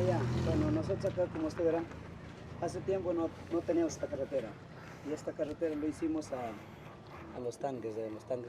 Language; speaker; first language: Spanish; native; Spanish